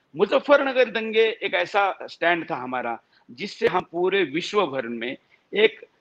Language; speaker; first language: Hindi; non-native, local second language; Marathi